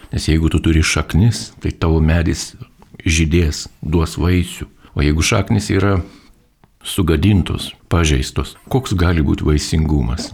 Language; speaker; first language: Lithuanian; native; Lithuanian